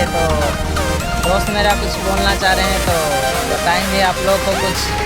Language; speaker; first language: Hindi; native; Hindi